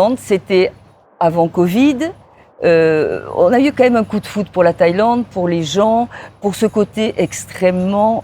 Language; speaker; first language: French; native; French